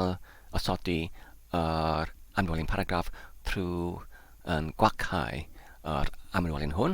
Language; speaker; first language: Welsh; non-native, learner; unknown